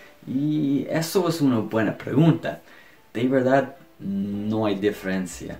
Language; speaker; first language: Spanish; non-native, fluent; English